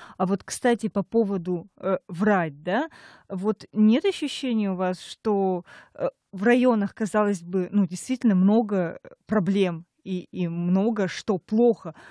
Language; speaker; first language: Russian; native; Russian